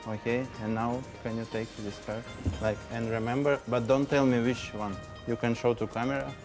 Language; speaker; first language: English; non-native, learner; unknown